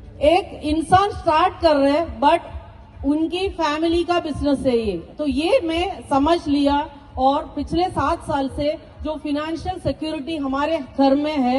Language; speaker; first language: Hindi; non-native, local second language; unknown